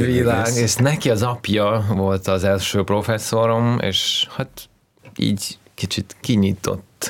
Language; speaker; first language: Hungarian; non-native, fluent; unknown